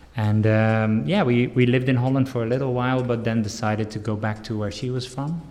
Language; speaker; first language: English; non-native, fluent; Dutch